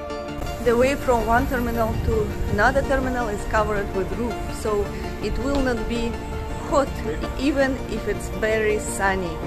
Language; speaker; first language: English; non-native, fluent; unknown